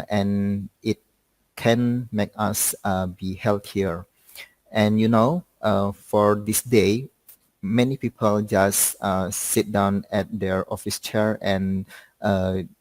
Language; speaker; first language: English; non-native, learner; Indonesian